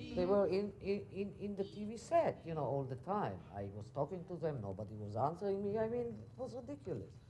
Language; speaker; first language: English; non-native, fluent; Hebrew